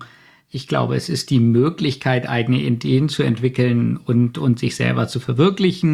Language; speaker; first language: German; native; German